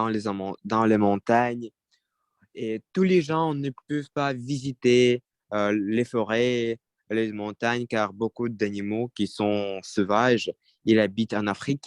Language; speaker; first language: French; non-native, learner; Russian